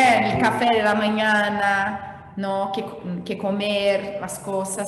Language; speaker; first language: Spanish; non-native, fluent; Portuguese